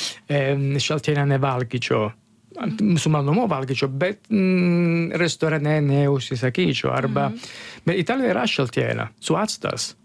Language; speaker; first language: Lithuanian; non-native, learner; Italian